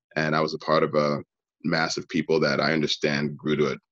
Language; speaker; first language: English; native; English